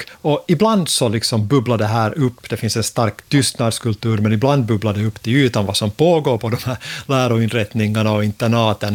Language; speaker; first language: Swedish; native; Swedish